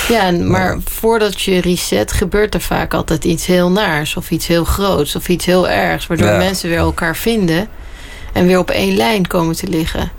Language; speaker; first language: Dutch; native; Dutch